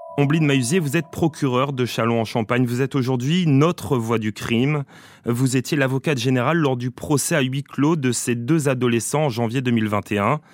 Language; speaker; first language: French; native; French